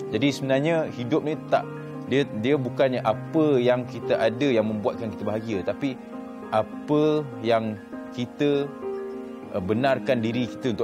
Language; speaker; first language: Malay; native; Malay